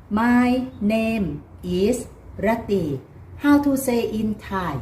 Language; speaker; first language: English; non-native, learner; Thai